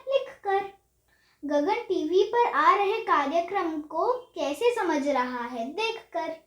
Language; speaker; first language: Hindi; native; Hindi